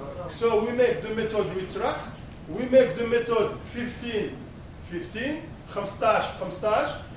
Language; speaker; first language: English; non-native, learner; Arabic